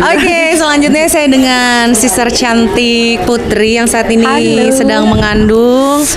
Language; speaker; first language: Indonesian; native; Indonesian